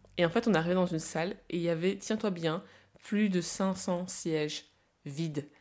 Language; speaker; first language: French; native; French